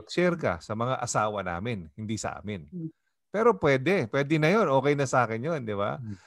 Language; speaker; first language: Filipino; native; Filipino